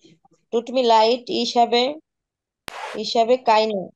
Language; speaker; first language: German; non-native, learner; Bangla